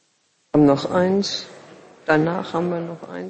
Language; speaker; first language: German; native; German